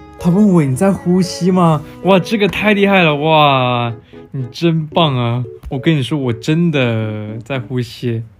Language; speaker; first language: Chinese; native; Chinese